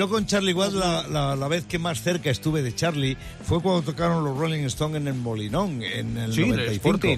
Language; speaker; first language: Spanish; native; Spanish